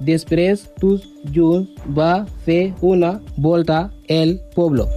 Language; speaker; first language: Catalan; non-native, learner; Spanish